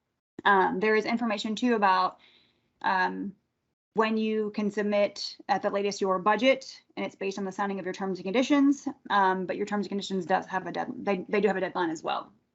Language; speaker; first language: English; native; English